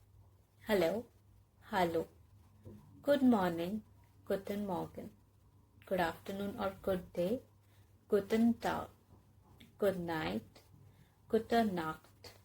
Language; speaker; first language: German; non-native, learner; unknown